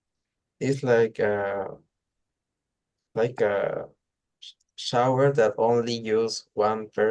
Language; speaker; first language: English; non-native, learner; Spanish